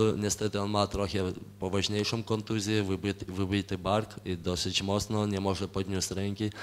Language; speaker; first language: Polish; non-native, fluent; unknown